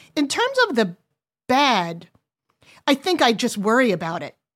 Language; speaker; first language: English; native; English